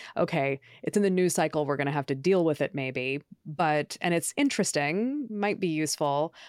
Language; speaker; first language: English; native; English